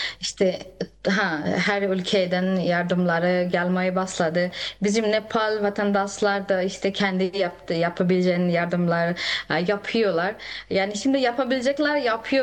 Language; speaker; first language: Turkish; non-native, fluent; Nepali